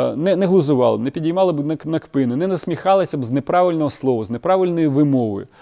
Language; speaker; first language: Ukrainian; non-native, local second language; Russian